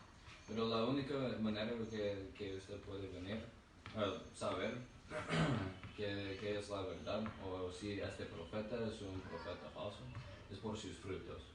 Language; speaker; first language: Spanish; non-native, learner; English